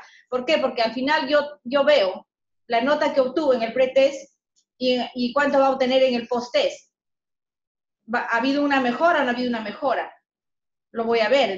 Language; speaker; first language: Spanish; native; Spanish